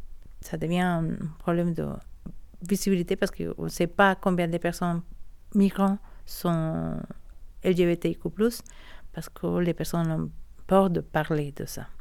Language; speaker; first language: French; non-native, learner; Spanish